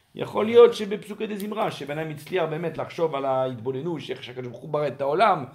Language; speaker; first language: Hebrew; non-native, fluent; French